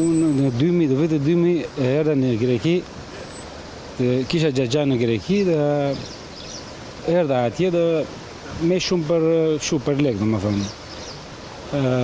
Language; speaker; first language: Albanian; non-native, learner; Arabic